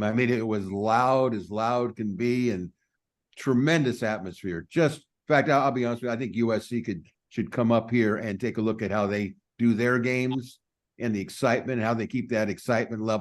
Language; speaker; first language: English; native; English